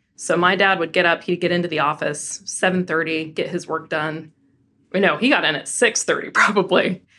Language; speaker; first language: English; native; English